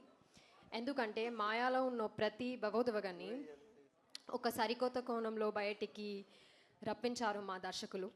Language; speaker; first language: Telugu; non-native, learner; Malayalam